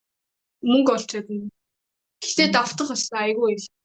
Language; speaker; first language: Mongolian; early bilingual, heritage; Mongolian